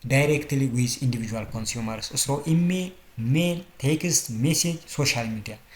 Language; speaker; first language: English; non-native, local second language; Amharic